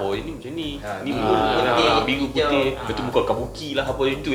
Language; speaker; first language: Malay; native; Malay